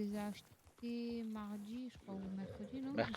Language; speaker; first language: French; native; French